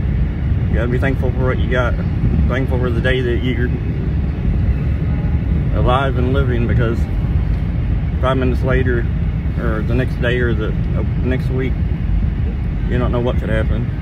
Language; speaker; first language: English; native; English